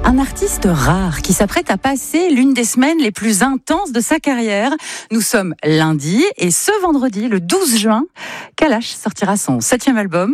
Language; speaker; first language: French; native; French